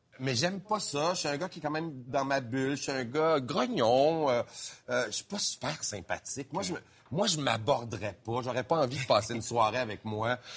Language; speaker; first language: French; native; French